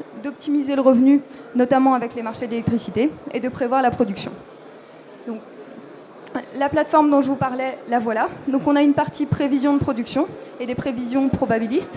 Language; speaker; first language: French; native; French